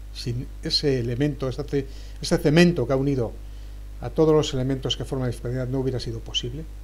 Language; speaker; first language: Spanish; native; Spanish